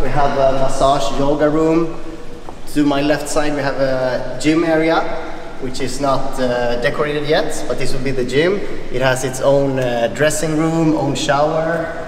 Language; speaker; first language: English; non-native, fluent; Swedish